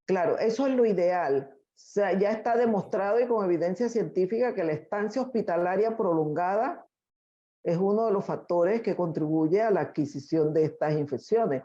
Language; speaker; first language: Spanish; native; Spanish